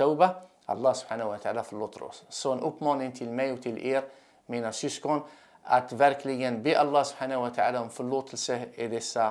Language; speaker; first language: Swedish; non-native, fluent; Arabic